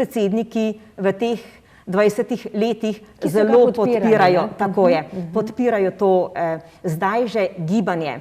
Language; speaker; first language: Slovenian; native; Slovenian